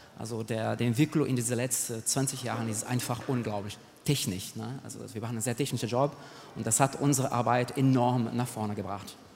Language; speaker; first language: German; non-native, fluent; Portuguese